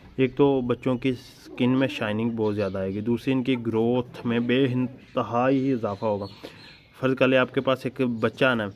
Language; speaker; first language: Urdu; non-native, local second language; Punjabi